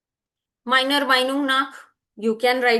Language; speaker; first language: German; non-native, fluent; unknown